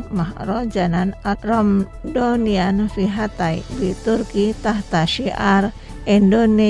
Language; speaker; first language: Arabic; non-native, fluent; Indonesian